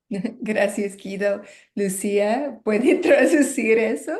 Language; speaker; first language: Spanish; non-native, fluent; English